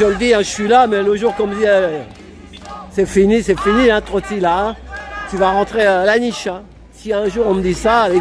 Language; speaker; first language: French; native; French